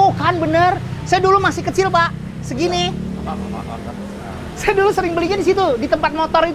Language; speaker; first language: Indonesian; native; Indonesian